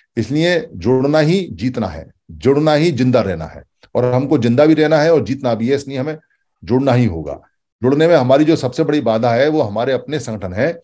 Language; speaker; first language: Hindi; native; Hindi